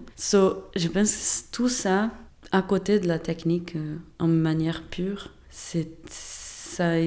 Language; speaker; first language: French; non-native, fluent; Portuguese